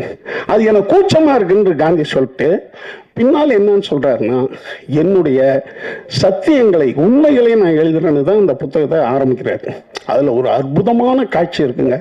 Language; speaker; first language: Tamil; native; Tamil